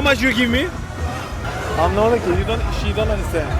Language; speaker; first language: English; non-native, learner; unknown